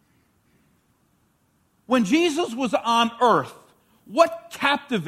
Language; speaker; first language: English; native; English